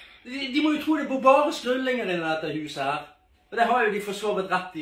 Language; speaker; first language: Norwegian; native; Norwegian